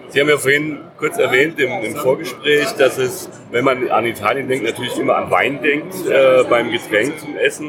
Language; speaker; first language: German; native; German